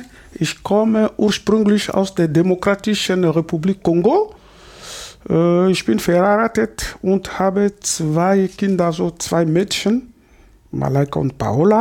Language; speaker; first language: German; non-native, fluent; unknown